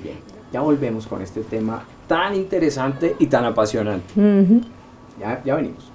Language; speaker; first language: Spanish; native; Spanish